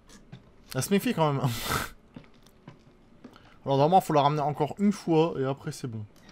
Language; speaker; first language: French; native; French